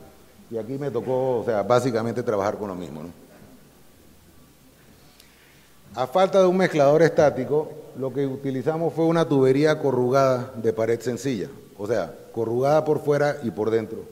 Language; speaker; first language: Spanish; native; Spanish